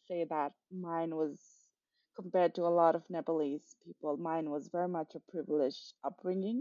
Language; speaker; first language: English; non-native, local second language; Nepali